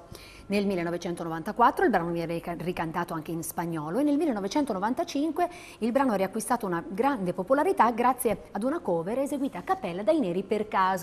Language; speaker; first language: Italian; native; Italian